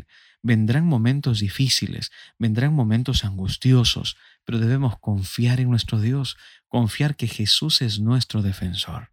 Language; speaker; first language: Spanish; native; Spanish